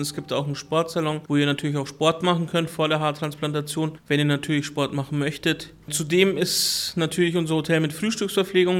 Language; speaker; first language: German; early bilingual, other home language; Turkish